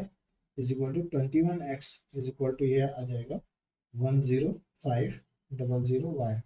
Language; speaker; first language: Hindi; native; Hindi